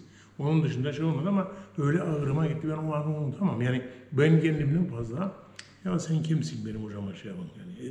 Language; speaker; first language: Turkish; native; Turkish